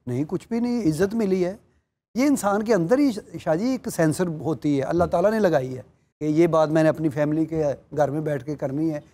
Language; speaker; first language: Urdu; non-native, local second language; Punjabi